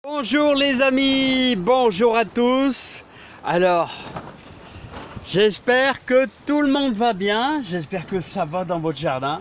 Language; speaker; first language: French; native; French